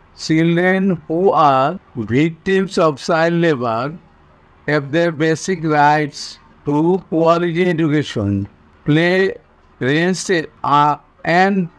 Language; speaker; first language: English; non-native, learner; Bangla